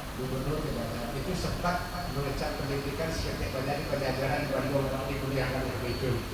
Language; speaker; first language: Indonesian; non-native, local second language; Minangkabau